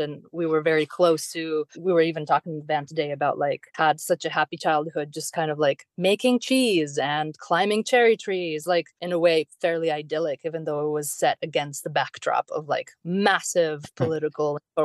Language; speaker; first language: English; non-native, fluent; Romanian